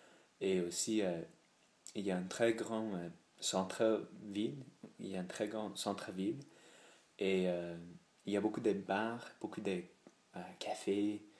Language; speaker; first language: French; non-native, learner; English